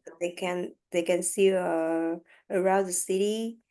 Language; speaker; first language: English; non-native, learner; French